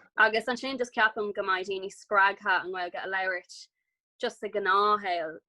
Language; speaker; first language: Irish; non-native, local second language; English